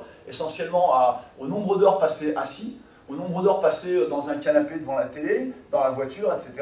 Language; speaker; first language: French; native; French